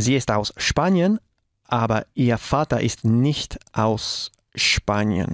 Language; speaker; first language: German; non-native, learner; Spanish